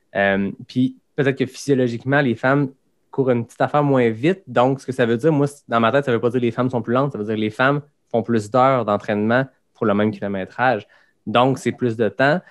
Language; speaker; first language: French; native; French